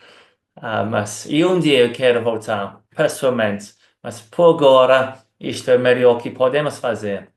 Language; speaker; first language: Portuguese; non-native, fluent; English